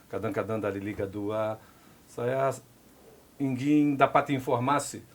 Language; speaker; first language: Indonesian; non-native, fluent; Portuguese